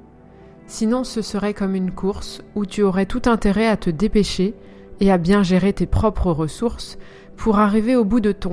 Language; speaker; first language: French; native; French